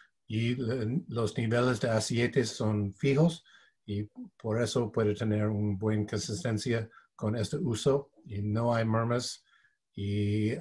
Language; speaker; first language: Spanish; non-native, fluent; English